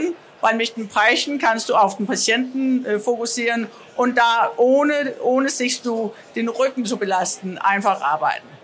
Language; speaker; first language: German; non-native, learner; Danish